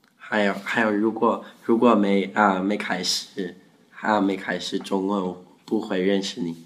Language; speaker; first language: Chinese; non-native, learner; Afrikaans